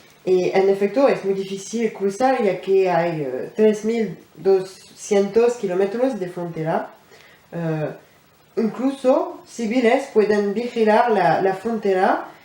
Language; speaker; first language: Spanish; non-native, learner; French